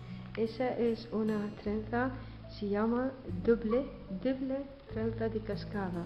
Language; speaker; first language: Spanish; non-native, learner; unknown